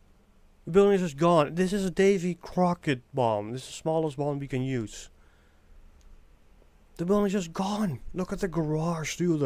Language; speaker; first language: English; non-native, fluent; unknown